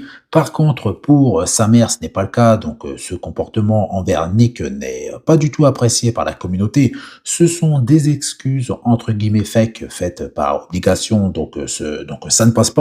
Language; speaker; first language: French; native; French